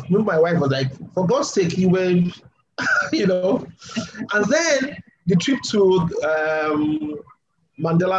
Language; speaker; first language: English; non-native, local second language; Yoruba